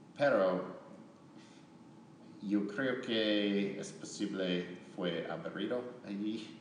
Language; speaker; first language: Spanish; non-native, learner; English